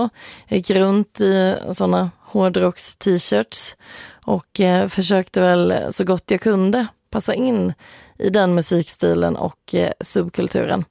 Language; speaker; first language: Swedish; native; Swedish